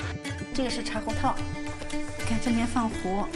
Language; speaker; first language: Chinese; native; Chinese